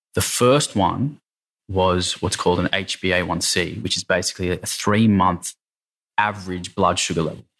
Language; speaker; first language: English; native; English